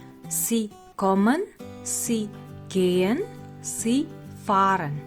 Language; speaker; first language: German; non-native, fluent; Indonesian